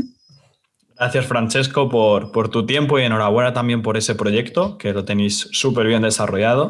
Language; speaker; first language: Spanish; native; Spanish